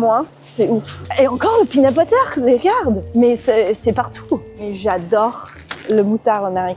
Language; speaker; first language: French; non-native, fluent; English